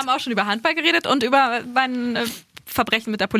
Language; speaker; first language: German; native; German